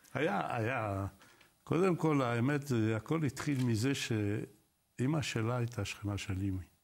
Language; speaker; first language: Hebrew; non-native, fluent; Arabic